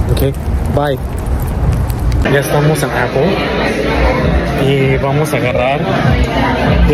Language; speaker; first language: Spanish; early bilingual, heritage; Spanish